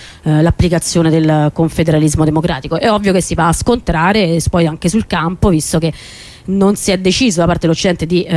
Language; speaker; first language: Italian; native; Italian